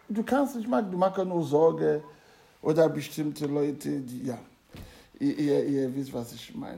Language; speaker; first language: German; non-native, learner; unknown